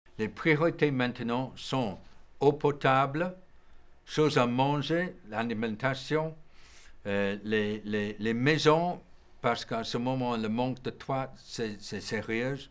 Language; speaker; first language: French; non-native, learner; English